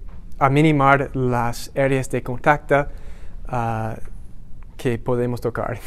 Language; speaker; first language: Spanish; non-native, learner; English